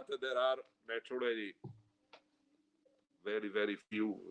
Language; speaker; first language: English; non-native, learner; Italian